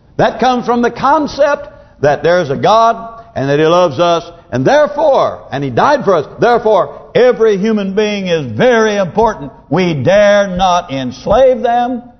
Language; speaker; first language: English; native; English